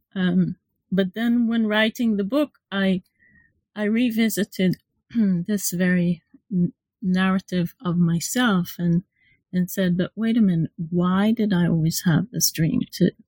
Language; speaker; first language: English; non-native, fluent; Hebrew